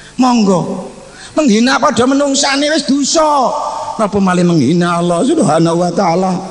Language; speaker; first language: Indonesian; non-native, local second language; Javanese